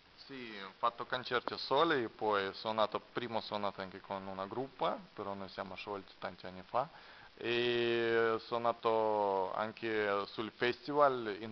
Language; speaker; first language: Italian; non-native, learner; Russian